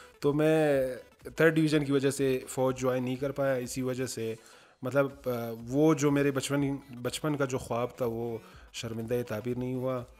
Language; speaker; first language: Urdu; non-native, local second language; Hazaragi